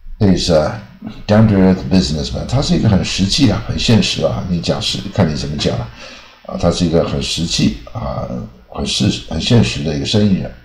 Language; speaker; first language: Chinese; native; Chinese